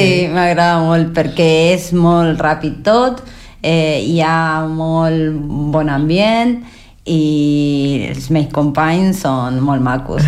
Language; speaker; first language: Catalan; non-native, learner; Spanish